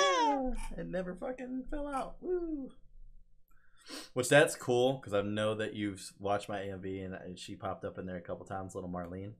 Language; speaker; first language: English; native; English